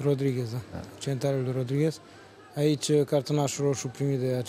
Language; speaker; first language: Romanian; native; Romanian